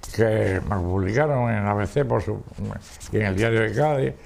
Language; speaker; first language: Spanish; native; Spanish